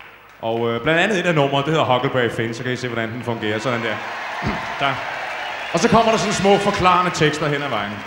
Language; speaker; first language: Danish; native; Danish